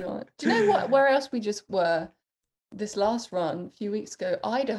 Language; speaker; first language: English; native; English